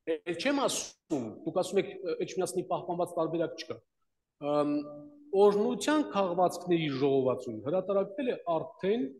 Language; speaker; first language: Armenian; native; Armenian